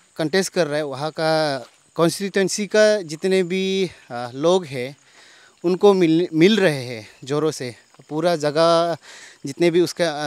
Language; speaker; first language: Hindi; non-native, local second language; Nyishi